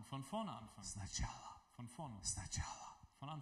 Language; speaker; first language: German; non-native, fluent; Russian